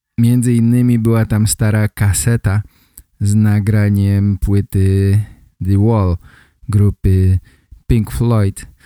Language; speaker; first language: Polish; native; Polish